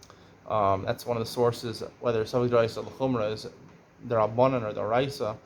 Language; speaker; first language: English; native; English